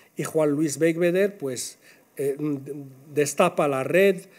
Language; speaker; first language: Spanish; non-native, fluent; Arabic